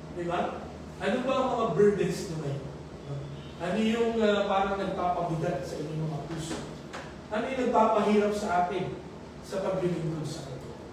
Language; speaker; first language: Filipino; native; Filipino